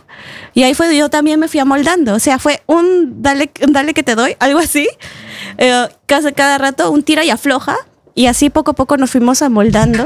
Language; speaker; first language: Spanish; native; Spanish